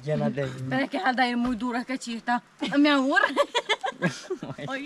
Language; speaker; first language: Spanish; native; Spanish